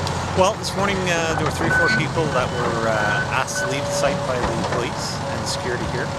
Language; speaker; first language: English; native; English